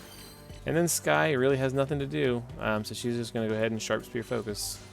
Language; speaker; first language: English; native; English